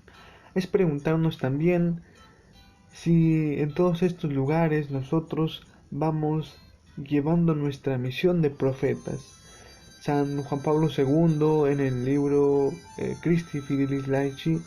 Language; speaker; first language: Spanish; native; Spanish